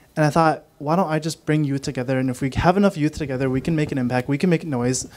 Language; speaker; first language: English; native; English